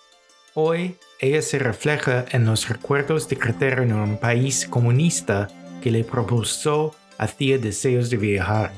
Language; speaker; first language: Spanish; non-native, fluent; English